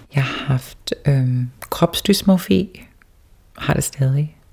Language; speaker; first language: Danish; early bilingual, other home language; Faroese